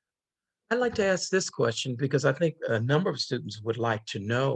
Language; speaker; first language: English; native; English